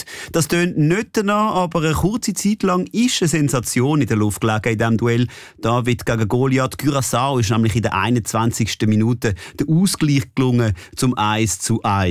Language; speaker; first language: German; native; German